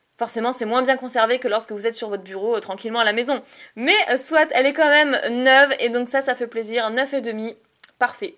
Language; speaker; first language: French; native; French